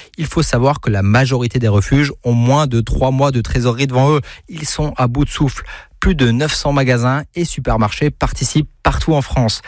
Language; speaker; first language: French; native; French